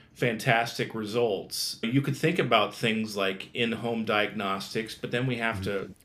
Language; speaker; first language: English; native; English